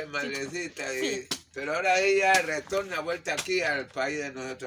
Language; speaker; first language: Spanish; native; Spanish